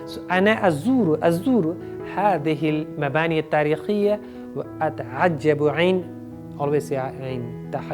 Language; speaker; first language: Arabic; non-native, fluent; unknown